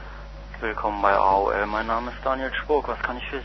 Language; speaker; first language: German; native; German